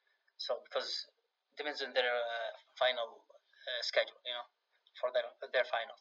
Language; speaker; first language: English; non-native, fluent; Arabic